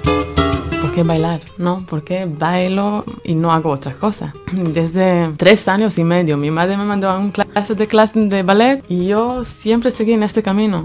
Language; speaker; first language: Spanish; non-native, fluent; Hebrew